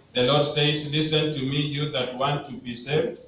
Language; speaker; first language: English; non-native, local second language; Swahili